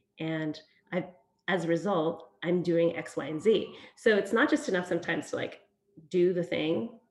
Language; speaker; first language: English; early bilingual, other home language; Vietnamese